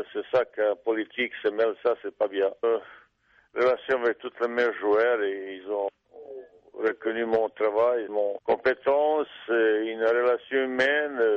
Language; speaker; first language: French; non-native, fluent; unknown